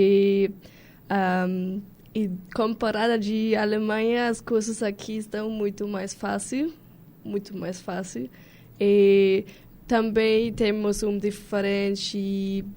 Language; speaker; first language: Portuguese; non-native, learner; German